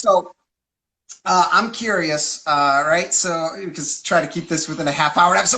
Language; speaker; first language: English; native; English